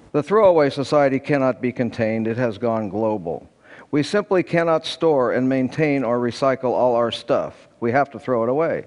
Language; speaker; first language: English; native; English